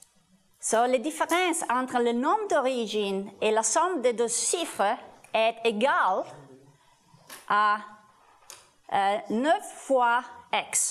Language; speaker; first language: French; non-native, learner; Italian